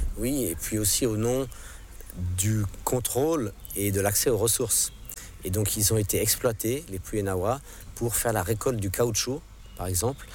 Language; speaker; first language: French; non-native, local second language; English